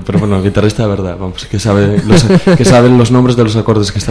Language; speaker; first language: Spanish; native; Spanish